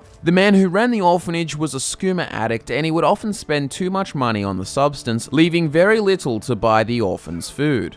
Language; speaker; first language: English; native; English